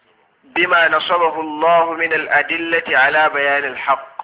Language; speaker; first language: Arabic; non-native, fluent; Hausa